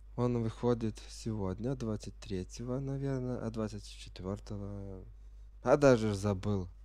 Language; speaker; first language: Russian; non-native, fluent; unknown